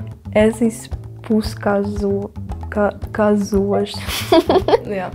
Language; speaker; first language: Latvian; non-native, learner; Ukrainian